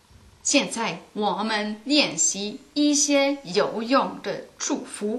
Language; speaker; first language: Chinese; non-native, learner; German